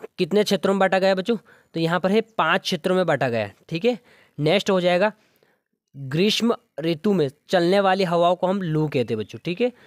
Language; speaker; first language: Hindi; native; Hindi